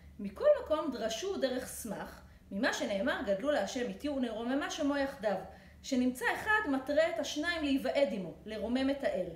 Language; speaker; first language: Hebrew; native; Hebrew